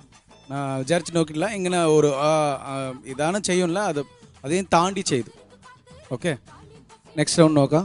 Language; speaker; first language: Malayalam; non-native, local second language; Tamil